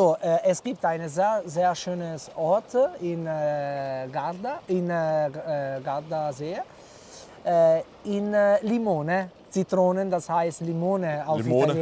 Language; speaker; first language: German; non-native, learner; Italian